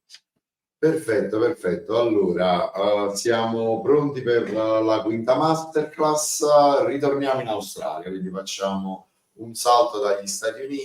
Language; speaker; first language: Italian; native; Italian